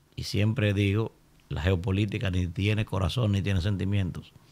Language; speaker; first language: Spanish; native; Spanish